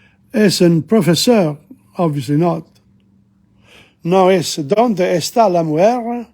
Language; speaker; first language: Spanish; non-native, fluent; English